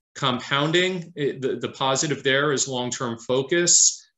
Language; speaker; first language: English; native; English